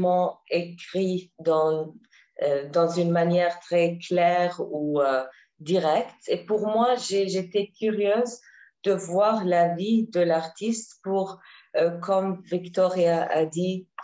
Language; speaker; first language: French; non-native, learner; Arabic